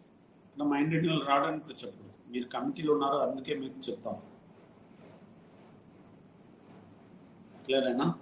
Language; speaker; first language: Telugu; non-native, fluent; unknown